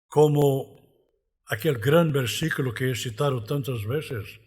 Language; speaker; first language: Spanish; non-native, fluent; Portuguese